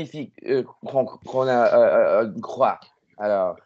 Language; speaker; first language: French; non-native, learner; English